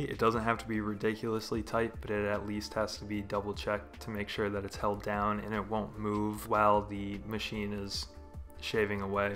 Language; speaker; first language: English; native; English